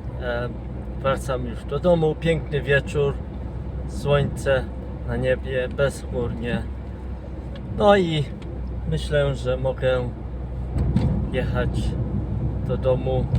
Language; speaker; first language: Polish; non-native, fluent; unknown